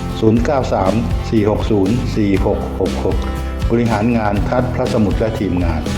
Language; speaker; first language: Thai; native; Thai